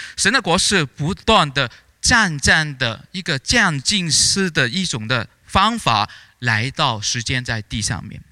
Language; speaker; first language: Chinese; native; Chinese